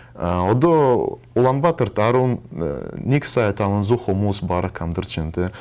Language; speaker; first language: Mongolian; non-native, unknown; Russian